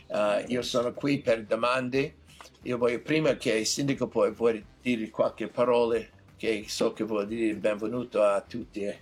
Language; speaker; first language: Italian; non-native, fluent; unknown